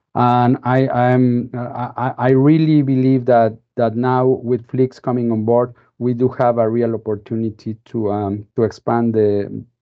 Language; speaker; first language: English; non-native, fluent; Spanish